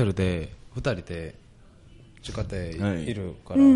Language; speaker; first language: Japanese; non-native, learner; Korean